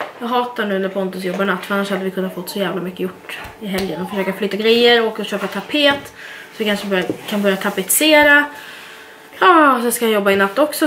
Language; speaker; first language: Swedish; native; Swedish